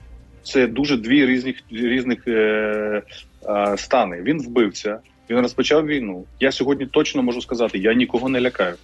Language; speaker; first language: Ukrainian; native; Ukrainian